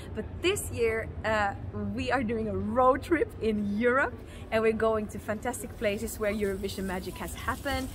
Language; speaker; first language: English; non-native, fluent; Finnish